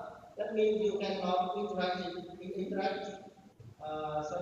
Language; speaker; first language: English; non-native, learner; Vietnamese